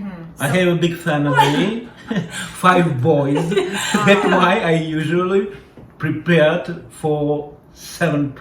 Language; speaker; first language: English; non-native, learner; Russian